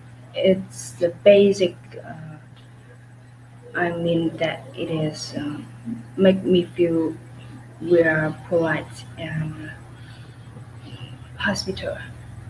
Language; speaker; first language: English; non-native, learner; Vietnamese